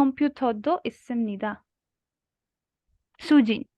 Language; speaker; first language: Korean; non-native, learner; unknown